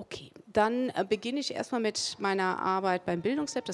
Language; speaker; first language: German; early bilingual, other home language; Spanish